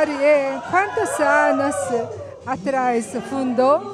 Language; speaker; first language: Portuguese; non-native, learner; Japanese